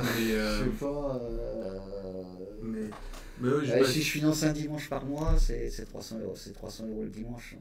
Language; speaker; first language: French; native; French